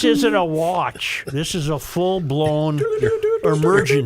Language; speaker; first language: English; native; English